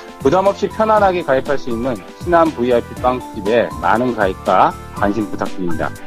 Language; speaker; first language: Korean; native; Korean